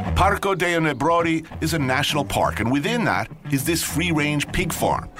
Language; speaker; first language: English; native; English